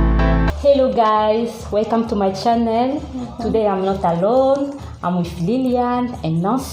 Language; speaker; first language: English; non-native, learner; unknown